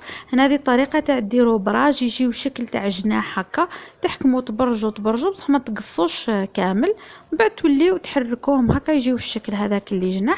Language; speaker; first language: Arabic; native; Arabic